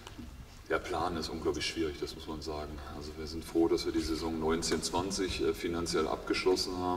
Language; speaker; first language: German; native; German